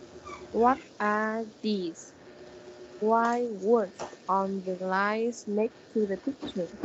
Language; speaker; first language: English; non-native, learner; Vietnamese